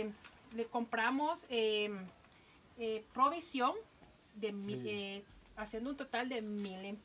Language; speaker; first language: Spanish; native; Spanish